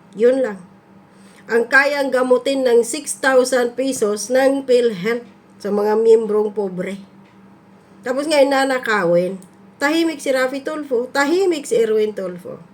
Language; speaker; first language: Filipino; non-native, local second language; Cebuano